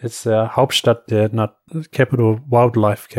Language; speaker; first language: German; non-native, fluent; English